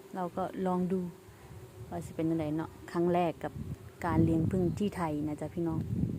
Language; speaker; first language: Thai; native; Thai